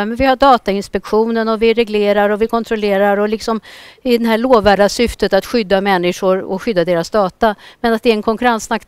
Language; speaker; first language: Swedish; native; Swedish